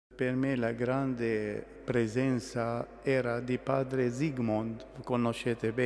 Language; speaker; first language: Italian; non-native, learner; Arabic